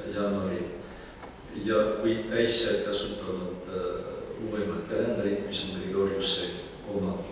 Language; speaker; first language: Estonian; non-native, fluent; French